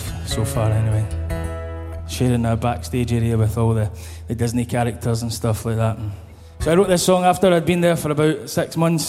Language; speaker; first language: English; native; English